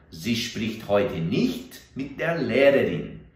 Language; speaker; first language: German; non-native, fluent; Portuguese